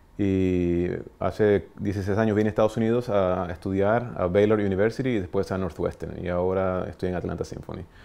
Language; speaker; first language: Spanish; native; Spanish